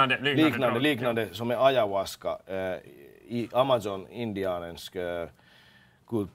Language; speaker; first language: Swedish; non-native, local second language; Finnish